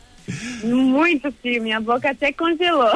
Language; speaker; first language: Portuguese; early bilingual, heritage; Portuguese